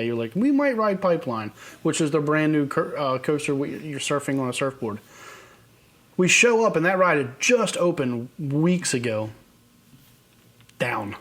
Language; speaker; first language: English; native; English